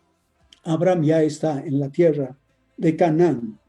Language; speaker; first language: Spanish; native; Spanish